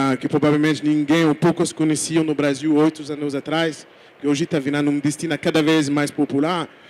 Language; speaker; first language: Portuguese; non-native, fluent; French